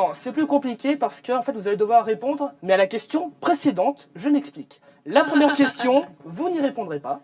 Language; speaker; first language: French; native; French